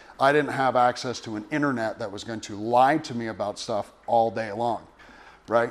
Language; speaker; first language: English; native; English